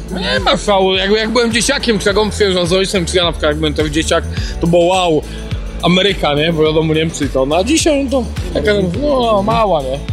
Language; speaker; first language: Polish; native; Polish